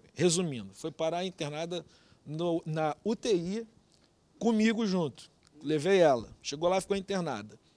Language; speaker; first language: Portuguese; native; Portuguese